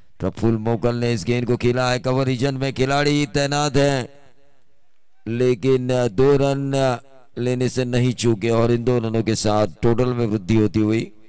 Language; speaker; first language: Hindi; non-native, local second language; Marathi